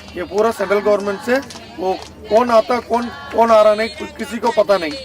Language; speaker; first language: Hindi; non-native, local second language; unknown